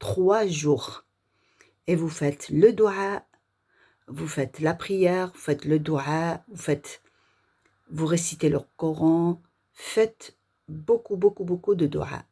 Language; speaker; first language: French; non-native, local second language; Arabic